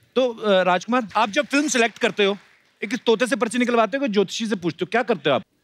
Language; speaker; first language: Hindi; non-native, local second language; Punjabi